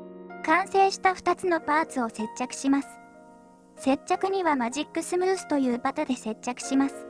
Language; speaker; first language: Japanese; native; Japanese